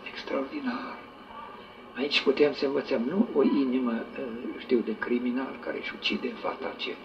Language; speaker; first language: Romanian; native; Romanian